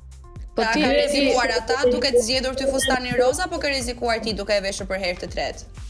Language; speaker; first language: Albanian; native; Albanian